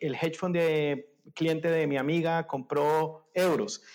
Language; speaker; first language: Spanish; native; Spanish